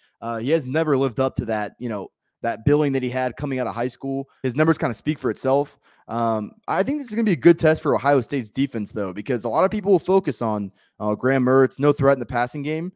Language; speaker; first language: English; native; English